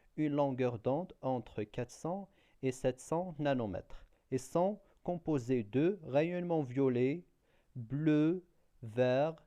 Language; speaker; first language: French; non-native, local second language; Arabic